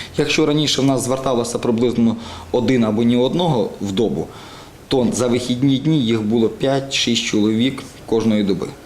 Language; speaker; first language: Ukrainian; native; Ukrainian